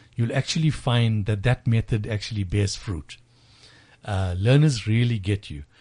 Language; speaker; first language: English; native; English